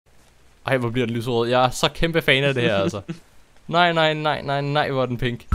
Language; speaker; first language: Danish; native; Danish